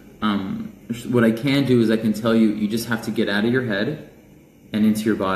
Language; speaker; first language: English; native; English